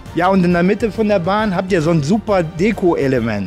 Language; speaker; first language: German; native; German